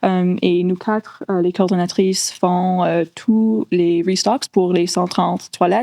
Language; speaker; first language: French; non-native, local second language; English